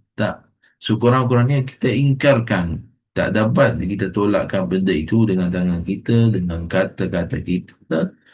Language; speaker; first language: Malay; non-native, fluent; Arabic